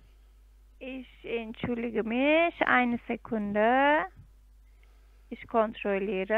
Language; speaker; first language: German; non-native, fluent; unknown